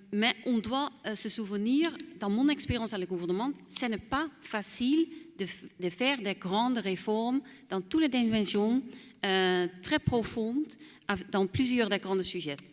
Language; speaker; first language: French; non-native, fluent; Dutch